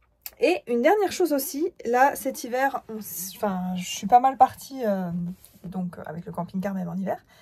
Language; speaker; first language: French; native; French